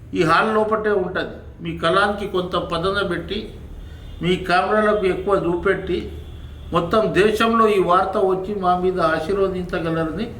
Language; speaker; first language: Telugu; non-native, local second language; Lambadi